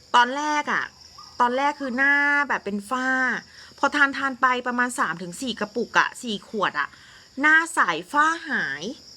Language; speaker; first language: Thai; native; Thai